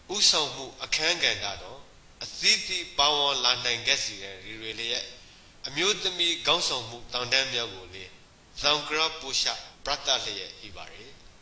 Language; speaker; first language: Burmese; native; Burmese